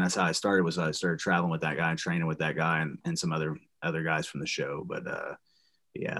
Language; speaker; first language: English; native; English